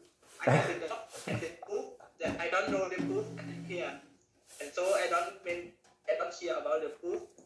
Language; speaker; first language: English; non-native, learner; Thai